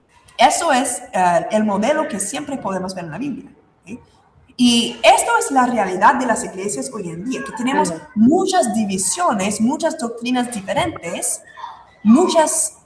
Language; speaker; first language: Spanish; non-native, fluent; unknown